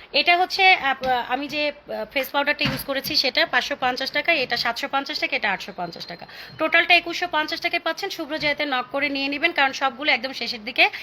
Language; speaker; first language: Bangla; native; Bangla